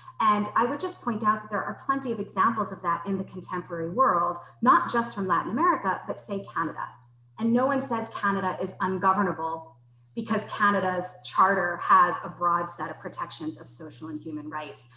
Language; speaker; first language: English; native; English